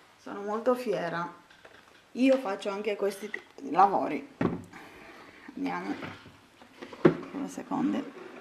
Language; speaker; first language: Italian; non-native, fluent; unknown